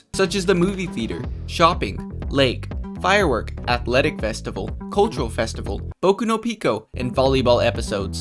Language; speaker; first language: English; native; English